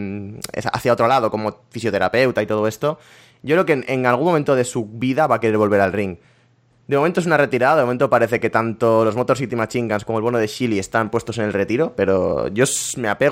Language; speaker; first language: Spanish; native; Spanish